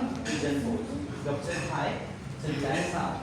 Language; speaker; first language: Vietnamese; non-native, learner; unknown